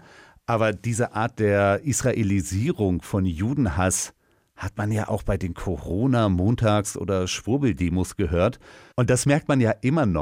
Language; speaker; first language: German; native; German